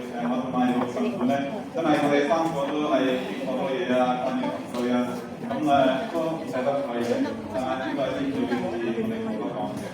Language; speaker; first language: Cantonese; native; Cantonese